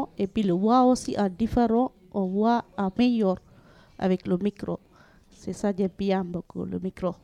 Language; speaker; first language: French; non-native, learner; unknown